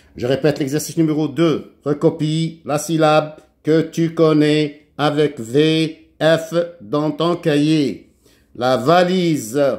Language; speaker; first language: French; non-native, local second language; Arabic